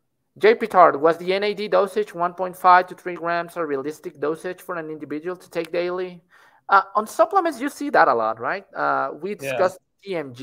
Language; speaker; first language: English; non-native, fluent; Spanish